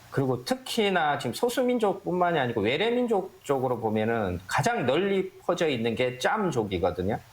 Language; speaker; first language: Korean; native; Korean